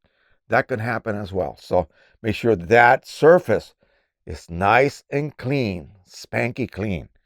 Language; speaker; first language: English; native; English